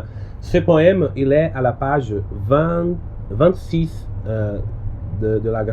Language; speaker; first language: French; non-native, learner; Portuguese